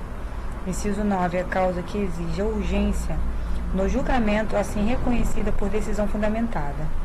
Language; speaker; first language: Portuguese; native; Portuguese